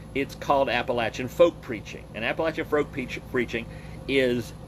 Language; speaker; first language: English; native; English